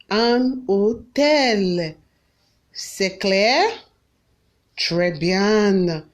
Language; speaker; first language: French; non-native, fluent; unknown